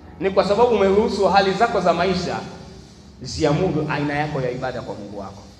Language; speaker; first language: Swahili; native; Swahili